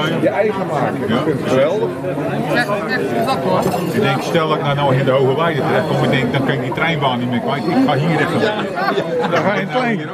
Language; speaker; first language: Dutch; native; Dutch